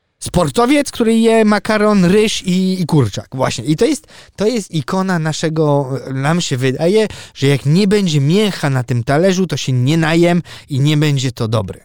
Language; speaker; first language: Polish; early bilingual, heritage; Polish